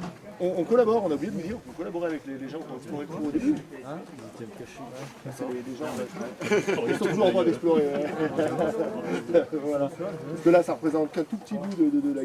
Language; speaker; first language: French; native; French